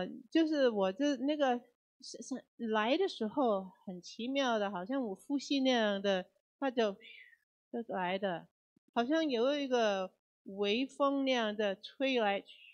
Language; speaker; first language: Chinese; non-native, fluent; Cantonese